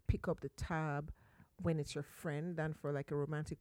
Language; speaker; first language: English; non-native, local second language; Yoruba